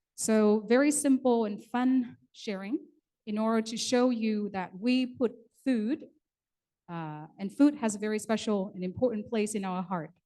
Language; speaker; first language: English; non-native, local second language; Vietnamese